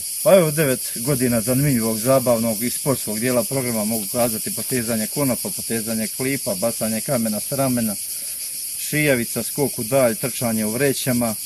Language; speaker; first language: Bosnian; native; Bosnian